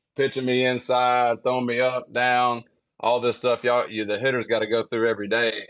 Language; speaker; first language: English; native; English